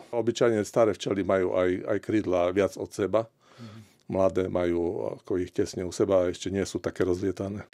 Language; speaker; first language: Slovak; native; Slovak